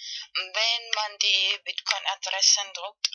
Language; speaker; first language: German; non-native, fluent; Spanish